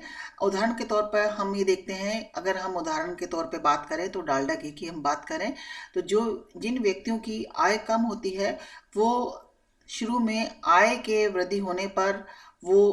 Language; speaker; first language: Hindi; native; Hindi